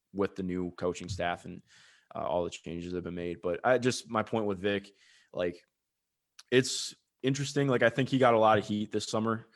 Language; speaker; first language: English; native; English